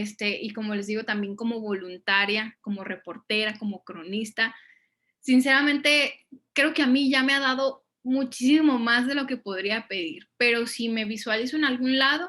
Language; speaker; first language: Spanish; native; Spanish